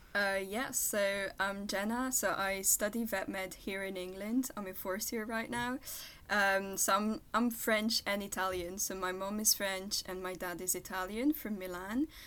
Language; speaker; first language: English; non-native, fluent; French